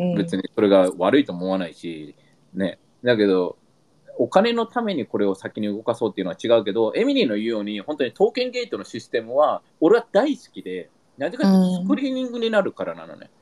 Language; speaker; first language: Japanese; early bilingual, heritage; English